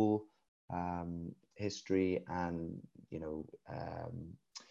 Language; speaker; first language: English; native; English